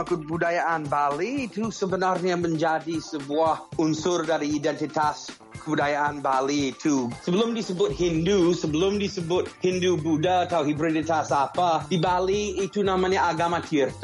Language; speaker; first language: Indonesian; non-native, fluent; English